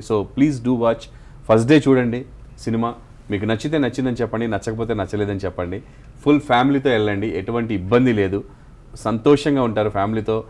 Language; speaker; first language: Telugu; native; Telugu